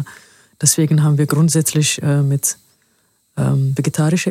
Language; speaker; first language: German; non-native, fluent; Amharic